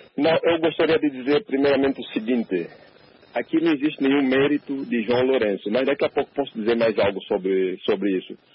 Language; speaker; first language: Portuguese; native; Portuguese